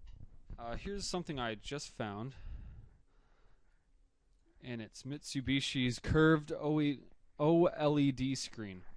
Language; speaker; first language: English; native; English